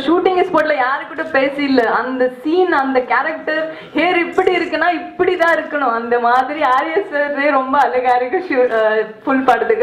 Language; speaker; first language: Tamil; non-native, learner; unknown